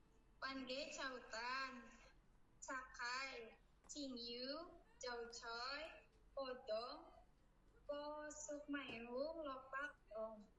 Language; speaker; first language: Cantonese; non-native, learner; Javanese